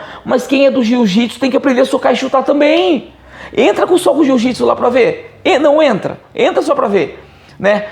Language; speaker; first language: Portuguese; native; Portuguese